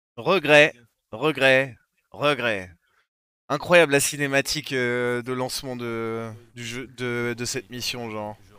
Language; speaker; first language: French; native; French